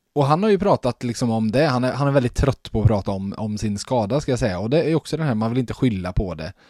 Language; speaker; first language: Swedish; native; Swedish